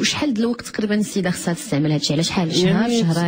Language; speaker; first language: Arabic; native; Arabic